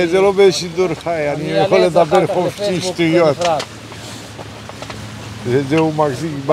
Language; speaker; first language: Hebrew; non-native, learner; Romanian